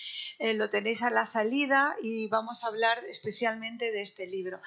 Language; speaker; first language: Spanish; native; Spanish